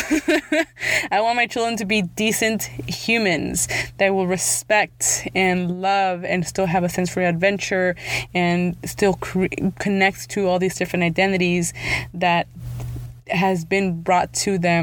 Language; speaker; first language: English; early bilingual, other home language; Spanish